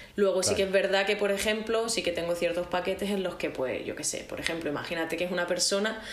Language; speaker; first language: Spanish; native; Spanish